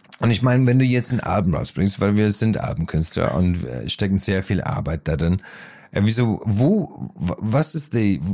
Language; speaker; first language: German; non-native, fluent; English